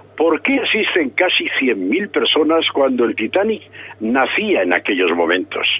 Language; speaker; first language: Spanish; native; Spanish